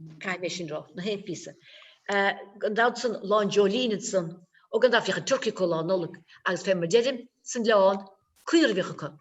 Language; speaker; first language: Irish; native; Irish